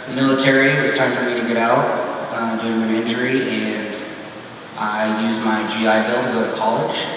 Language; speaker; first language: English; native; English